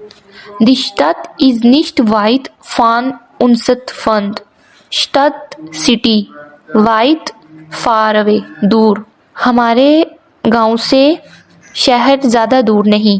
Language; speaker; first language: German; non-native, learner; Urdu